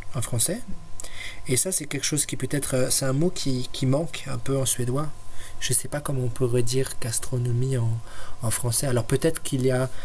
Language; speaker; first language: French; native; French